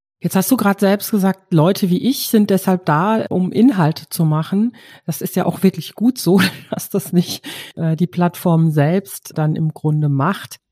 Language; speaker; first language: German; native; German